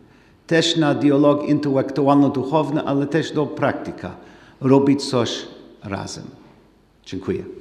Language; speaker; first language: Polish; non-native, learner; English